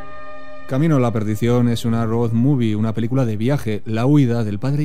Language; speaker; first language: Spanish; native; Spanish